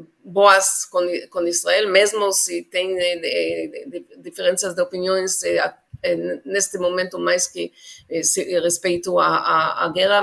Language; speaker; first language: Portuguese; non-native, fluent; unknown